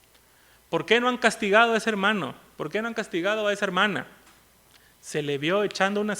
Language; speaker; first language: Spanish; native; Spanish